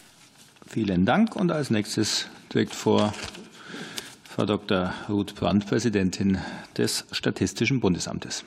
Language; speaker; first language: German; native; German